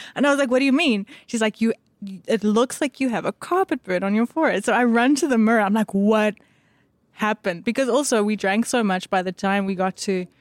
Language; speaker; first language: English; native; English